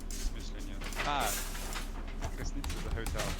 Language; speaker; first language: Russian; non-native, learner; English